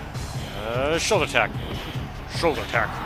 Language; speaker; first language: English; native; English